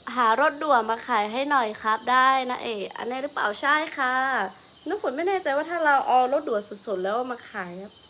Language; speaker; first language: Thai; non-native, local second language; Lahu